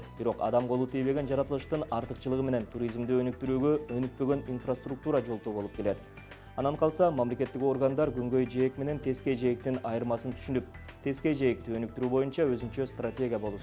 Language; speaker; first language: Kyrgyz; native; Kyrgyz